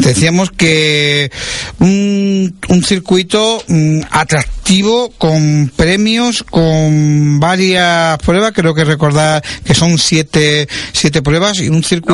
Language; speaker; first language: Spanish; native; Spanish